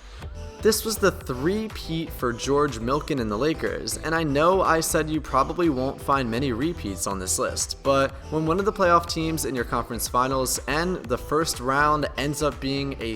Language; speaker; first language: English; native; English